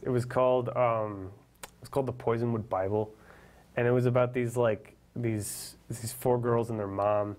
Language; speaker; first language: English; native; English